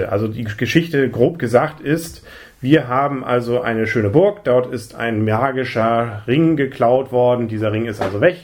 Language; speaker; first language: German; native; German